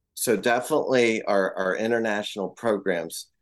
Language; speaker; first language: English; native; English